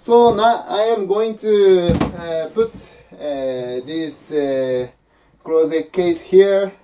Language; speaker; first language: English; non-native, learner; Japanese